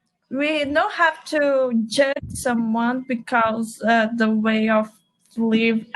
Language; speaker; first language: English; non-native, learner; Portuguese